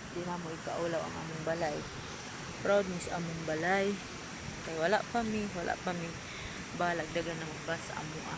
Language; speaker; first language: Cebuano; non-native, local second language; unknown